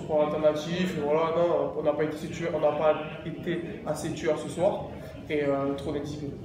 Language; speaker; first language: French; native; French